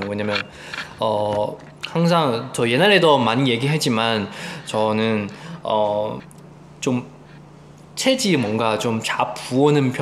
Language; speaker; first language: Korean; non-native, fluent; Chinese